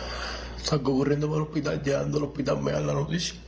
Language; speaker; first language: Spanish; native; Spanish